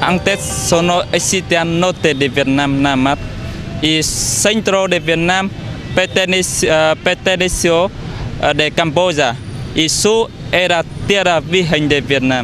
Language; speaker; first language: Spanish; non-native, learner; Vietnamese